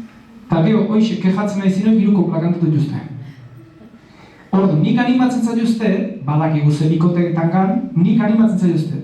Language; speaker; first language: Basque; native; Basque